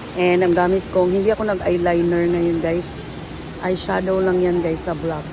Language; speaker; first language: Filipino; non-native, local second language; Cebuano